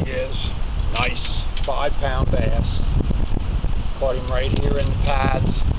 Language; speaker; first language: English; native; English